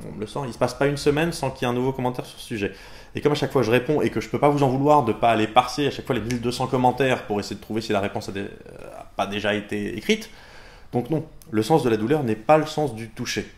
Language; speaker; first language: French; native; French